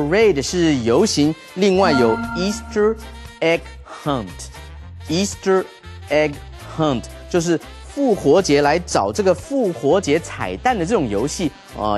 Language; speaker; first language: Chinese; native; Chinese